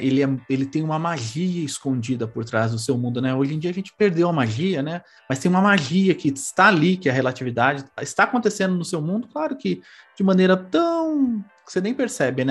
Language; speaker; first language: Portuguese; native; Portuguese